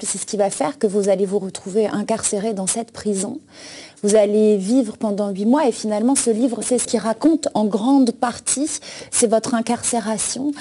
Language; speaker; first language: French; native; French